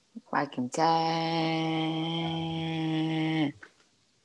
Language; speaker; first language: English; non-native, learner; Vietnamese